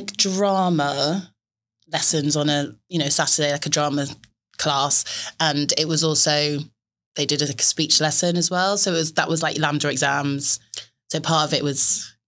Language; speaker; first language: English; native; English